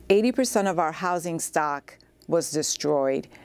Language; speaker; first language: English; native; English